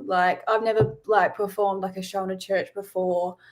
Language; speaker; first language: English; native; English